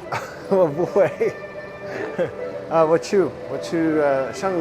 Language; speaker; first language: Chinese; non-native, learner; English